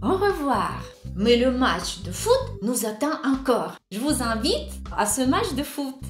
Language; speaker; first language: French; non-native, fluent; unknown